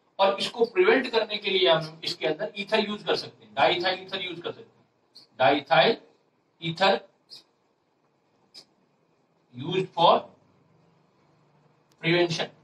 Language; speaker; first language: Hindi; native; Hindi